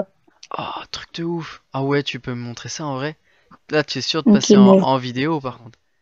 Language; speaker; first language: French; native; French